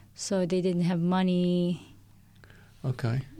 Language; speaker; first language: English; non-native, local second language; Filipino